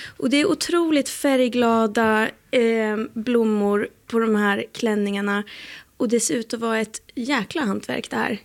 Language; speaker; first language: Swedish; native; Swedish